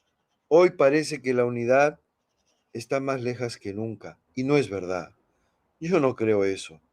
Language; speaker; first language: Spanish; native; Spanish